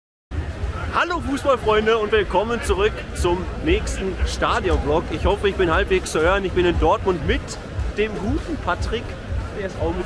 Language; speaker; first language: German; native; German